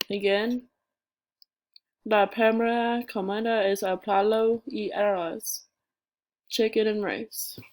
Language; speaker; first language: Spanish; non-native, learner; English